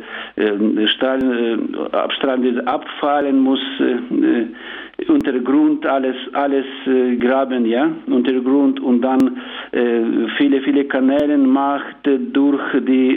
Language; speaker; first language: German; non-native, learner; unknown